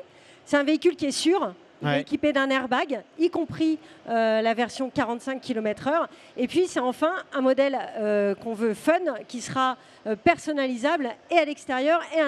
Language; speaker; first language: French; native; French